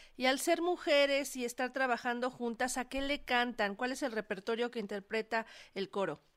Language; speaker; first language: Spanish; native; Spanish